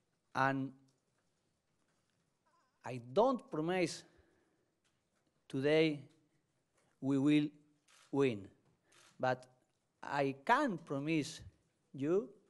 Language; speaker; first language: English; non-native, learner; Spanish